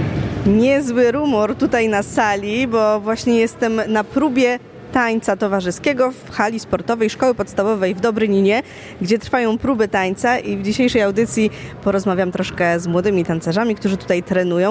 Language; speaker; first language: Polish; native; Polish